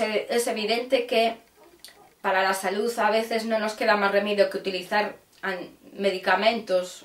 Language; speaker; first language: Spanish; native; Spanish